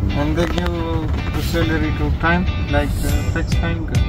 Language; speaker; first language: English; non-native, fluent; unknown